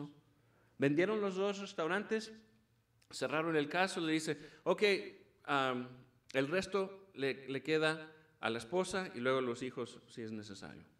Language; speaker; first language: Spanish; early bilingual, heritage; Spanish